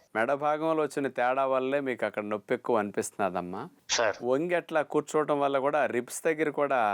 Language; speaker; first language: Telugu; native; Telugu